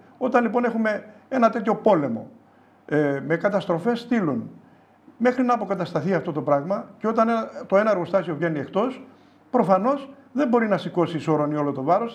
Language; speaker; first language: Greek; native; Greek